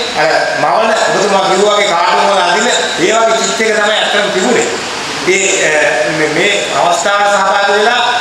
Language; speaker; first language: Sinhala; native; Sinhala